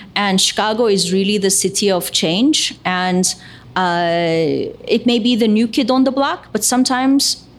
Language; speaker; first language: English; non-native, fluent; Turkish